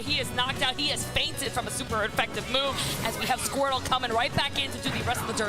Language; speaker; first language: English; native; English